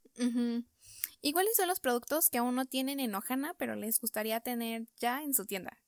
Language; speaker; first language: Spanish; native; Spanish